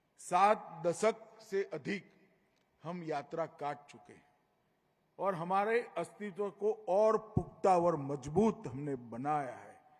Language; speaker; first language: Hindi; non-native, local second language; Gujarati